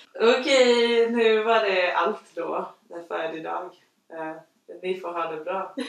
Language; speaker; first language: Swedish; non-native, fluent; Spanish